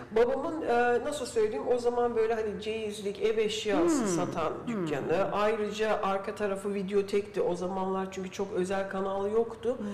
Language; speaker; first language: Turkish; early bilingual, heritage; Turkish